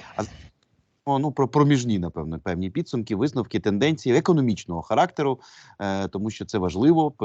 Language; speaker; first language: Ukrainian; native; Ukrainian